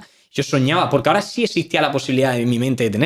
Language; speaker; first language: Spanish; native; Spanish